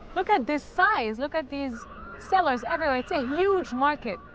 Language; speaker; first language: English; non-native, fluent; Arabic